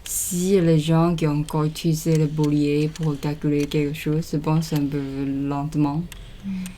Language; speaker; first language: French; non-native, learner; Chinese